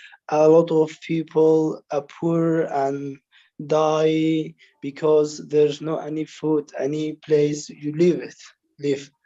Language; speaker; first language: English; non-native, learner; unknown